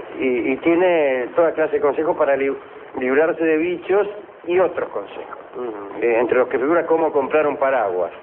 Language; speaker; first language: Spanish; native; Spanish